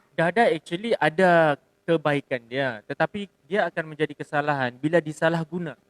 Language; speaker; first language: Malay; native; Malay